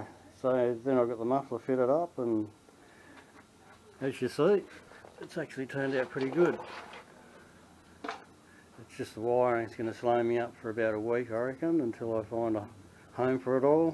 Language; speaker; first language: English; native; English